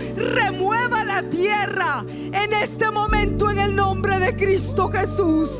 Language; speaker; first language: Spanish; native; Spanish